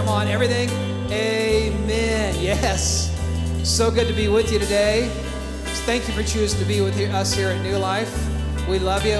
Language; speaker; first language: English; native; English